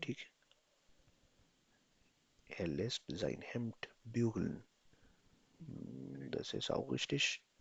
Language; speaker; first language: German; non-native, fluent; Urdu